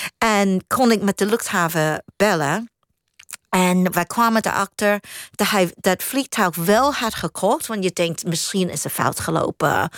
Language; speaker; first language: Dutch; non-native, fluent; Cantonese